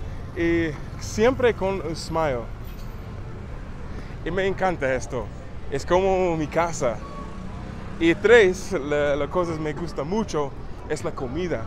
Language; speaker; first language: Spanish; non-native, learner; English